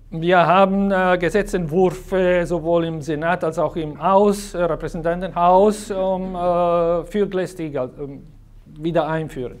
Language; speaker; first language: German; non-native, fluent; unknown